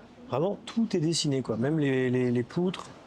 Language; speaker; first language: French; native; French